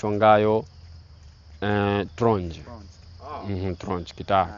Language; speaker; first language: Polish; non-native, learner; Swahili